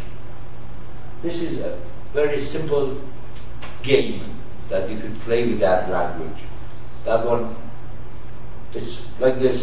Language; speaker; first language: English; non-native, fluent; Persian